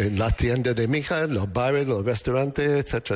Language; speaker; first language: Spanish; non-native, learner; English